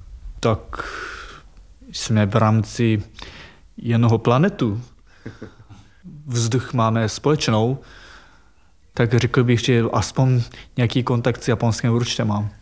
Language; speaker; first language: Czech; non-native, fluent; Japanese